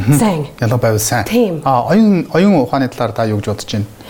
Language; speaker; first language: Mongolian; native; Mongolian